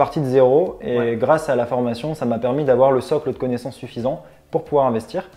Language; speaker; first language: French; native; French